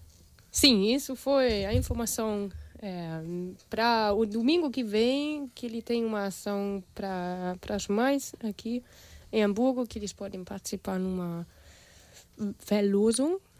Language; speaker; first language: Portuguese; non-native, fluent; German